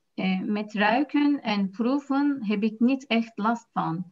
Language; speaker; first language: Dutch; non-native, learner; Turkish